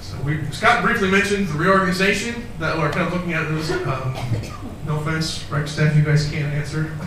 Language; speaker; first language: English; native; English